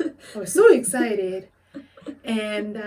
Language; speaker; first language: English; non-native, fluent; Korean